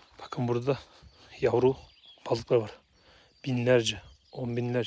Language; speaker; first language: Turkish; native; Turkish